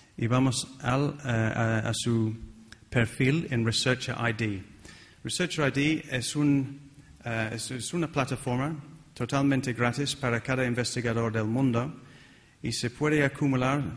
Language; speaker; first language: Spanish; non-native, fluent; English